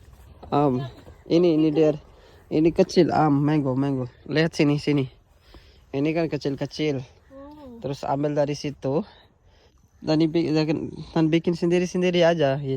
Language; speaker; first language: Indonesian; non-native, learner; Urdu